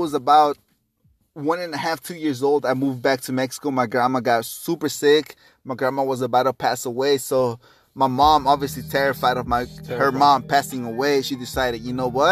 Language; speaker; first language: English; non-native, fluent; Spanish